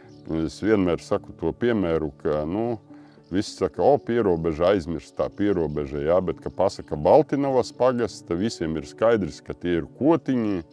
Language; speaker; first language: Latvian; native; Latvian